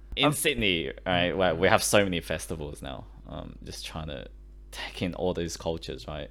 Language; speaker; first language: English; early bilingual, other home language; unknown